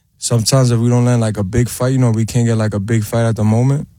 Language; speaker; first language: English; early bilingual, other home language; Spanish